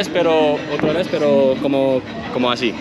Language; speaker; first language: Spanish; non-native, learner; English